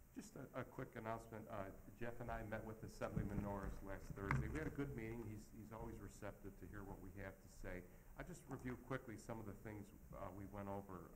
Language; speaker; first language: English; native; English